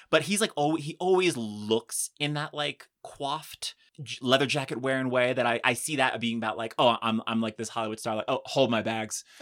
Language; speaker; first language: English; native; English